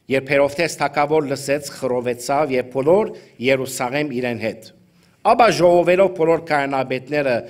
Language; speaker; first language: Armenian; early bilingual, heritage; Armenian